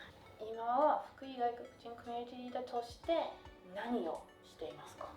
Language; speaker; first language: Japanese; non-native, fluent; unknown